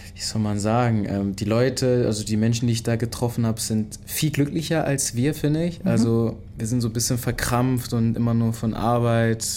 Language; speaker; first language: German; early bilingual, other home language; Lingala